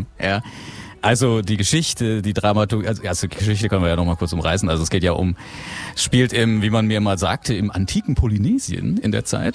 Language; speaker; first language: German; native; German